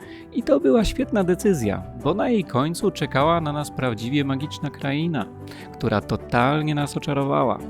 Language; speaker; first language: Polish; native; Polish